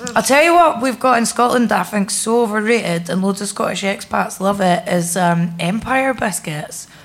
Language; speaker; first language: English; native; English